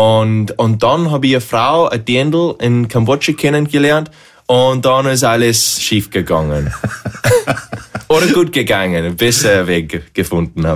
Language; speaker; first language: German; non-native, fluent; English